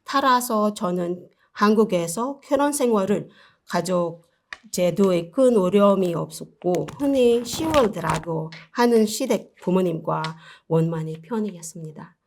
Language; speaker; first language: Korean; non-native, learner; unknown